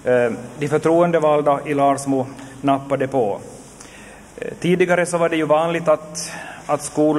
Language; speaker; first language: Swedish; native; Swedish